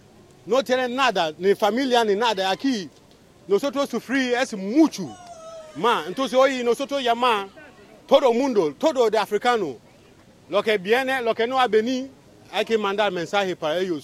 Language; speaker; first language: Spanish; non-native, learner; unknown